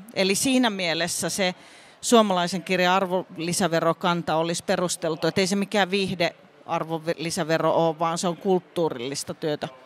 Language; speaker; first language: Finnish; native; Finnish